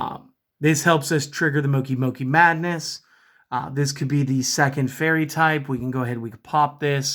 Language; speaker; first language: English; native; English